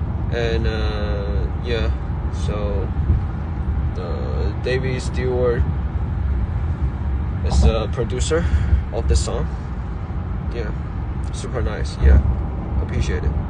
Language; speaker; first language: English; non-native, fluent; Chinese